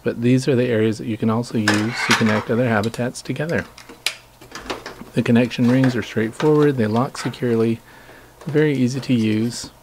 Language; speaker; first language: English; native; English